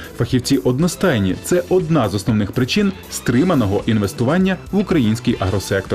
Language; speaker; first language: Ukrainian; native; Ukrainian